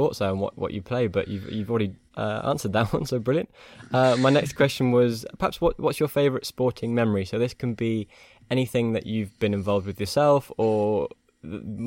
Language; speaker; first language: English; native; English